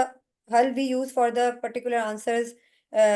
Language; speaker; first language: English; non-native, learner; Urdu